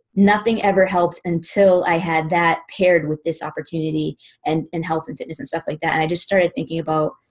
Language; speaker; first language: English; native; English